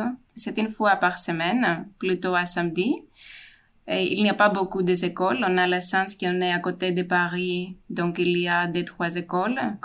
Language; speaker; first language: French; non-native, fluent; Greek